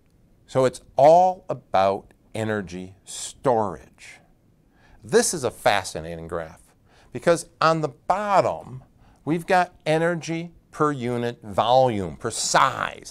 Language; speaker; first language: English; native; English